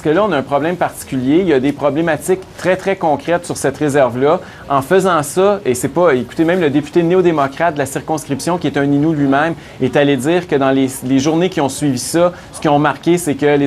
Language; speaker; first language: French; native; French